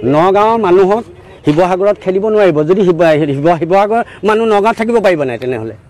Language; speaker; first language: Assamese; native; Assamese